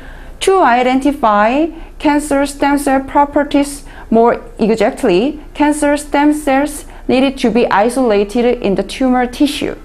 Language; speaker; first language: English; non-native, learner; Korean